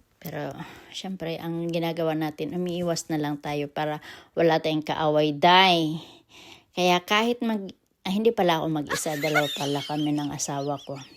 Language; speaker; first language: Filipino; non-native, local second language; Cebuano